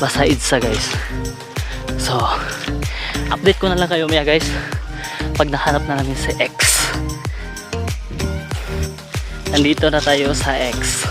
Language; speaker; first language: Filipino; non-native, local second language; Cebuano